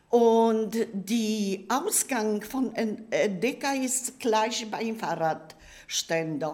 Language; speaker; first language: German; non-native, learner; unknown